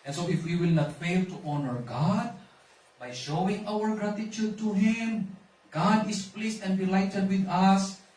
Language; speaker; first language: English; non-native, local second language; Filipino